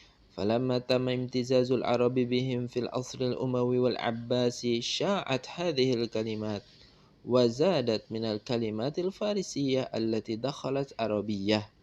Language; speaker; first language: Arabic; non-native, fluent; Indonesian